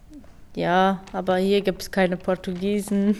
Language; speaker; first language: German; early bilingual, other home language; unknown